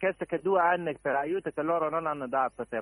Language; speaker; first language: Italian; non-native, learner; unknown